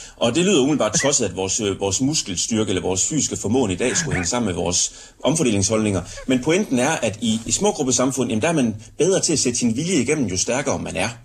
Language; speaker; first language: Danish; native; Danish